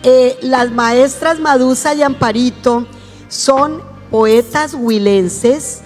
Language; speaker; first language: Spanish; native; Spanish